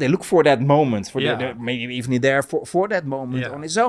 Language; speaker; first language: English; non-native, fluent; Dutch